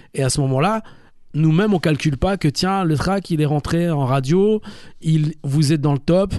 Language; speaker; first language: French; native; French